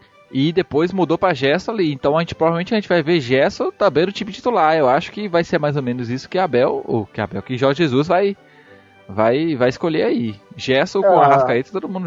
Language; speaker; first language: Portuguese; native; Portuguese